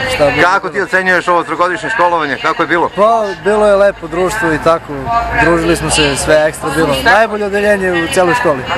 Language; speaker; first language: Serbian; native; Serbian